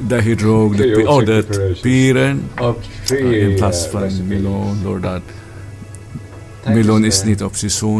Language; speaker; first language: Dutch; non-native, learner; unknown